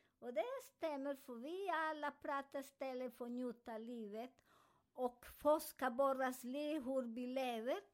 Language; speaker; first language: Swedish; non-native, fluent; Spanish